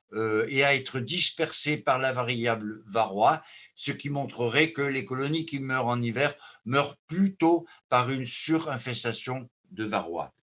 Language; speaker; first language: French; native; French